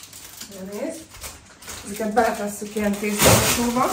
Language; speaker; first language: Hungarian; native; Hungarian